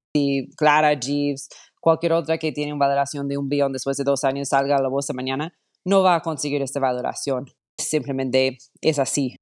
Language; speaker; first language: Spanish; non-native, fluent; English